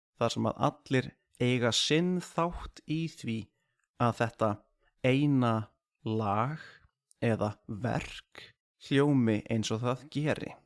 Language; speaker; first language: Icelandic; native; Icelandic